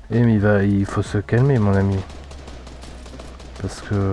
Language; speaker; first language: French; native; French